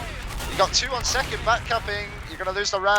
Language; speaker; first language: English; native; English